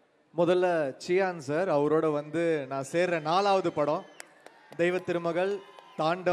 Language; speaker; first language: Tamil; native; Tamil